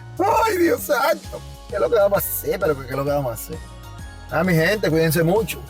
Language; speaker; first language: Spanish; native; Spanish